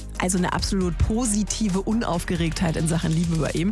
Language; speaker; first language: German; native; German